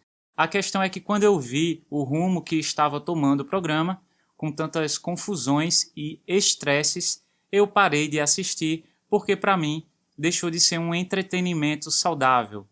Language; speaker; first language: Portuguese; native; Portuguese